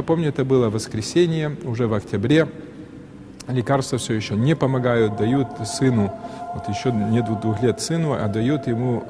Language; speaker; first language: Russian; native; Russian